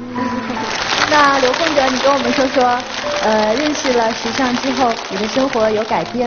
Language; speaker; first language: Chinese; native; Chinese